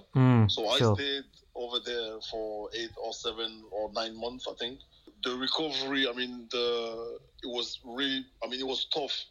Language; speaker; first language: English; non-native, local second language; French